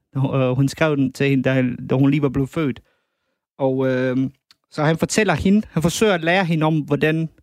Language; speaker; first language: Danish; early bilingual, other home language; Bosnian